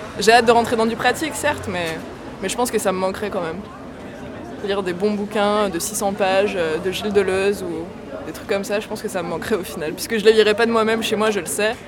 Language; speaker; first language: French; native; French